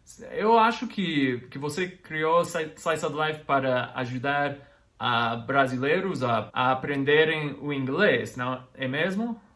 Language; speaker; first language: Portuguese; non-native, fluent; English